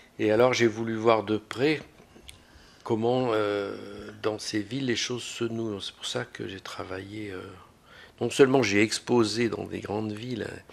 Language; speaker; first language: French; native; French